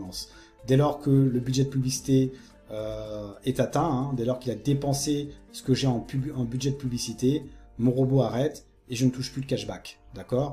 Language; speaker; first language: French; native; French